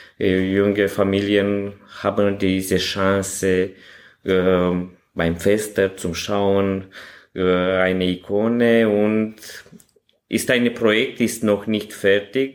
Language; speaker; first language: German; non-native, learner; Romanian